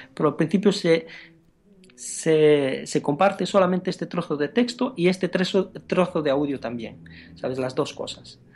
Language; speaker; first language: Spanish; non-native, fluent; Romanian